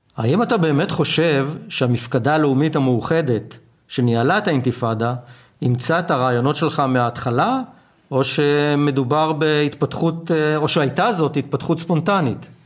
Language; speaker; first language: Hebrew; native; Hebrew